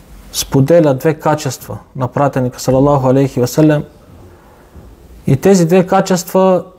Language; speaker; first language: Bulgarian; non-native, local second language; Turkish